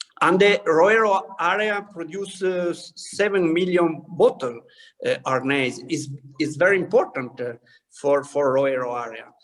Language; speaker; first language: English; non-native, learner; Italian